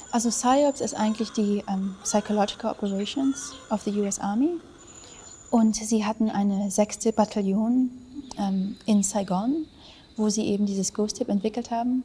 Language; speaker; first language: German; early bilingual, other home language; Vietnamese